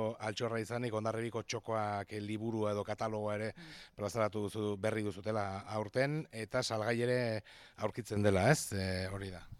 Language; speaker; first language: Basque; native; Basque